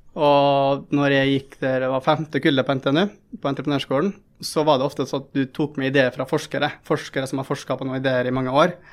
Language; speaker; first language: Norwegian; early bilingual, other home language; Tamil